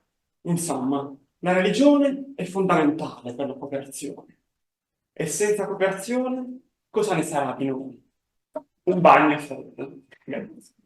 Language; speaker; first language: Italian; native; Italian